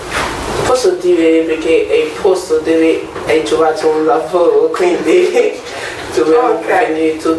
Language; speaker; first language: Italian; non-native, learner; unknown